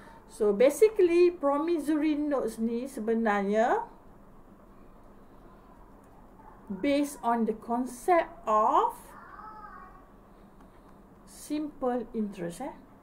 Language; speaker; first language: English; non-native, local second language; Malay